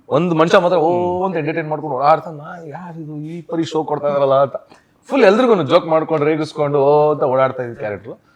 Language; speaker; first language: Kannada; native; Kannada